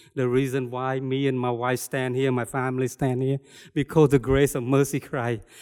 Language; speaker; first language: English; non-native, fluent; Khmer